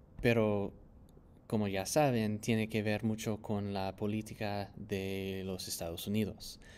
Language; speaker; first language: Spanish; non-native, fluent; English